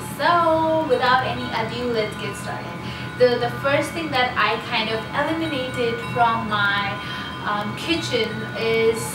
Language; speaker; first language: English; non-native, local second language; Hindi